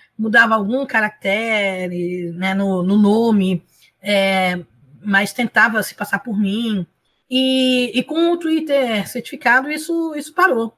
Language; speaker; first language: Portuguese; early bilingual, other home language; Spanish